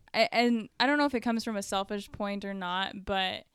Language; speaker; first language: English; native; English